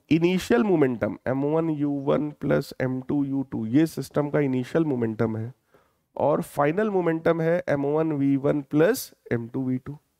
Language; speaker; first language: Hindi; native; Hindi